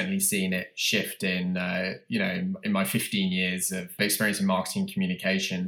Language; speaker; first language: English; native; English